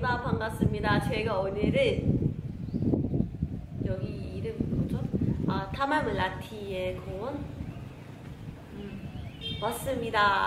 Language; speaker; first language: Korean; non-native, learner; Malay